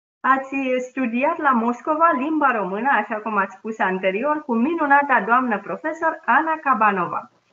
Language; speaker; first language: Romanian; native; Romanian